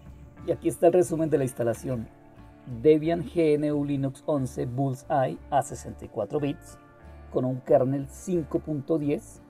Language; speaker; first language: Spanish; native; Spanish